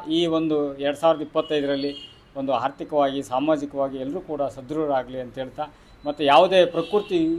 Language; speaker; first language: Kannada; native; Kannada